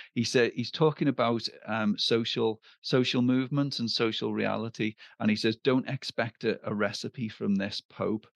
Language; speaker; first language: English; native; English